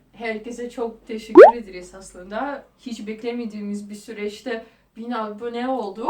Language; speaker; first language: Turkish; non-native, fluent; Russian